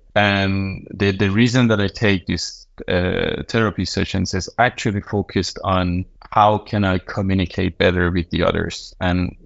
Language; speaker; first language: English; non-native, fluent; Persian